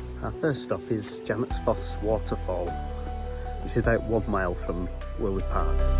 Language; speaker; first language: English; native; English